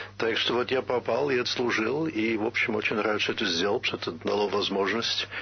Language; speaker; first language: Russian; early bilingual, heritage; Russian